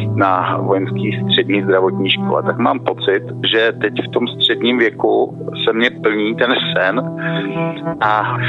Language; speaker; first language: Czech; native; Czech